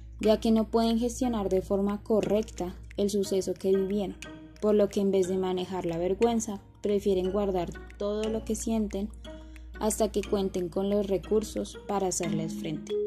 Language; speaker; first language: Spanish; native; Spanish